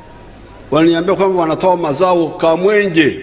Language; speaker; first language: Swahili; non-native, local second language; Nyankole